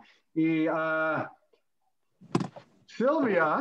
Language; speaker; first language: Spanish; non-native, fluent; English